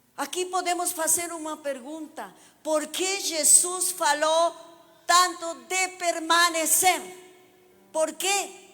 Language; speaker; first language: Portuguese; non-native, fluent; Spanish